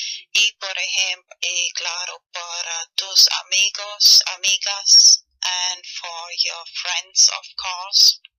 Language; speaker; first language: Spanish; non-native, fluent; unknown